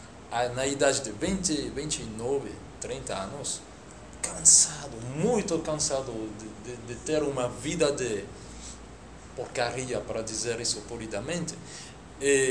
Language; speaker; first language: Portuguese; non-native, fluent; French